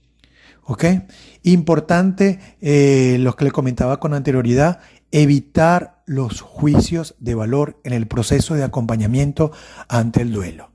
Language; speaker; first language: Spanish; native; Spanish